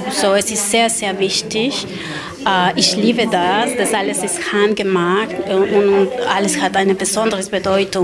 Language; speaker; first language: German; non-native, learner; Spanish